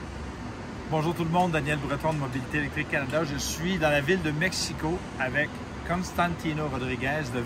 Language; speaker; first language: French; native; French